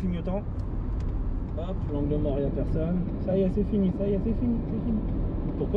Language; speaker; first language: French; native; French